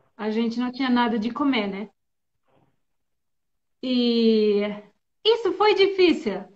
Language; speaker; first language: Portuguese; non-native, learner; Bosnian